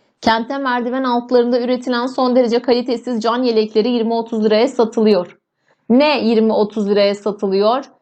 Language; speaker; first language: Turkish; native; Turkish